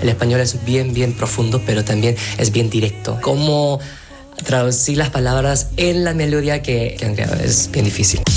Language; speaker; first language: Spanish; non-native, fluent; Korean